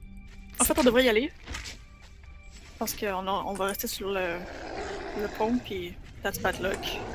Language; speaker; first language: French; native; French